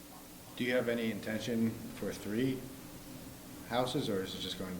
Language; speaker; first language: English; native; English